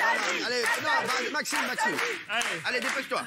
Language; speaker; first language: French; native; French